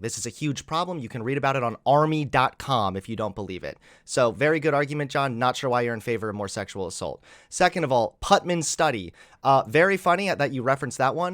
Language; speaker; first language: English; native; English